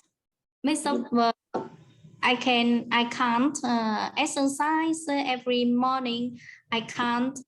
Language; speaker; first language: English; non-native, learner; Vietnamese